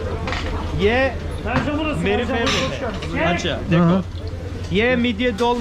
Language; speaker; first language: Hindi; non-native, learner; Turkish